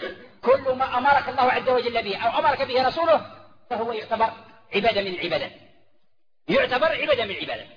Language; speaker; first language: Arabic; native; Arabic